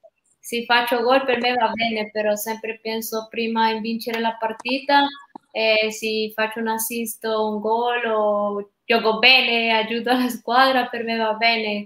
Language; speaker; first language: Italian; non-native, learner; Spanish